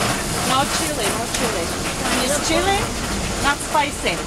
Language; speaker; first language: English; non-native, learner; Czech